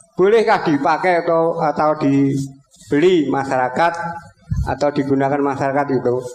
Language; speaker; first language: Indonesian; non-native, local second language; Javanese